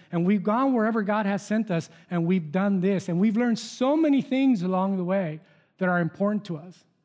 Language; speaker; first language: English; non-native, fluent; Spanish